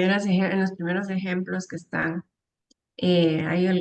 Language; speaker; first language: Spanish; native; Spanish